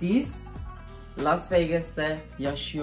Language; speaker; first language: Turkish; early bilingual, heritage; Turkish